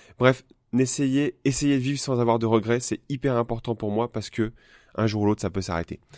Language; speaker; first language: French; native; French